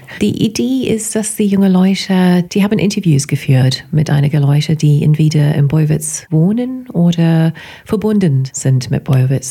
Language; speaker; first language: German; non-native, fluent; English